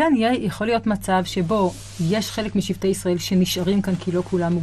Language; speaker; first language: Hebrew; native; Hebrew